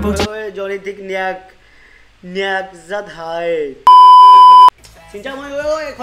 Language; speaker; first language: Vietnamese; non-native, learner; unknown